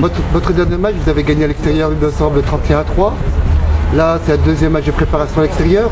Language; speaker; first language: French; native; French